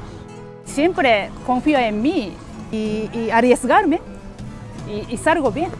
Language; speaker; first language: Spanish; non-native, fluent; Japanese